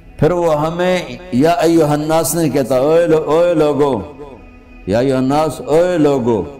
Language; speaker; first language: Urdu; non-native, local second language; Punjabi